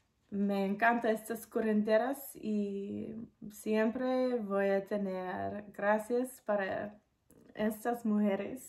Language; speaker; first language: Spanish; non-native, learner; English